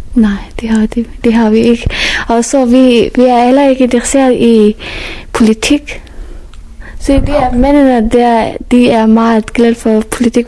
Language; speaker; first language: Danish; non-native, learner; Persian